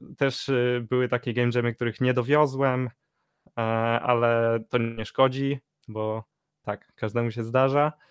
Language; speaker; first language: Polish; native; Polish